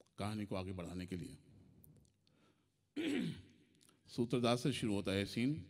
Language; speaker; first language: Hindi; native; Hindi